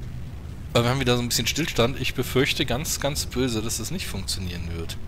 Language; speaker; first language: German; native; German